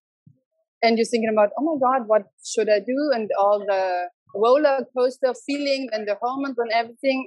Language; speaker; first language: English; non-native, learner; German